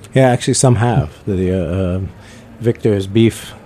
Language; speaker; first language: English; native; English